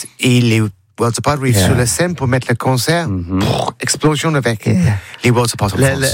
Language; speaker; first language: French; non-native, learner; English